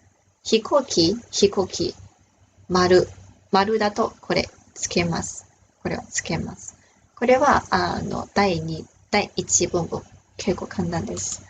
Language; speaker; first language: Japanese; non-native, fluent; Chinese